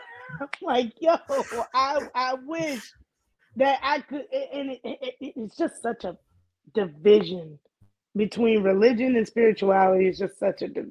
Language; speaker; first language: English; early bilingual, other home language; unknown